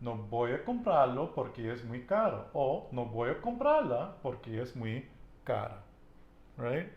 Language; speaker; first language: Spanish; non-native, fluent; English